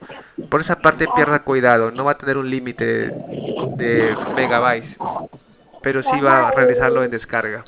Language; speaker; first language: Spanish; native; Spanish